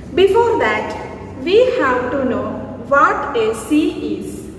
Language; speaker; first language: English; non-native, local second language; Malayalam